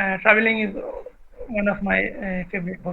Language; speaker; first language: English; non-native, learner; Bangla